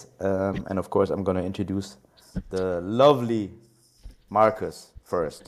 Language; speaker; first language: English; non-native, fluent; German